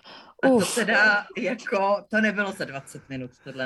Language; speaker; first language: Czech; native; Czech